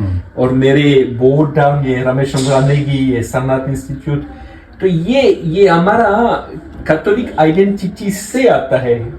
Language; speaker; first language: Hindi; non-native, learner; French